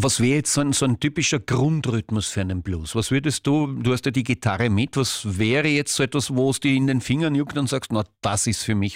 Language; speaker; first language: German; native; German